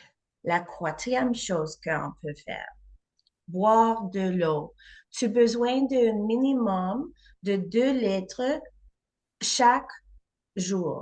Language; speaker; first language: French; non-native, fluent; English